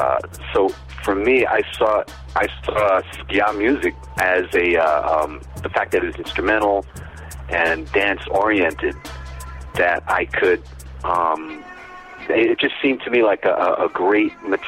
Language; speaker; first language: English; native; English